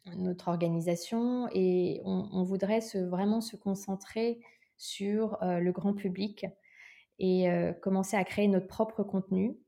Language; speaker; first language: French; native; French